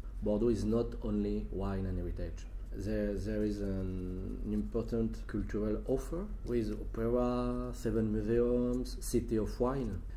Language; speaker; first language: English; non-native, learner; French